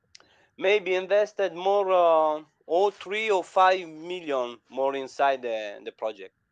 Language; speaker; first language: English; non-native, learner; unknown